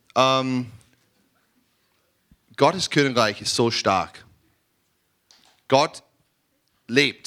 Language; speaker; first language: German; non-native, learner; English